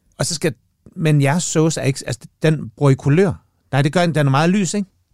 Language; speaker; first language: Danish; native; Danish